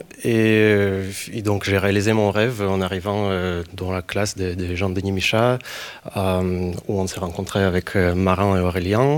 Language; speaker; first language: French; non-native, fluent; Ukrainian